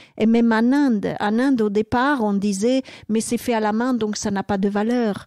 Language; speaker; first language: French; non-native, fluent; Italian